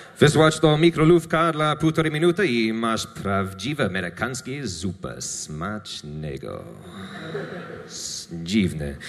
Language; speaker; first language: Polish; non-native, learner; English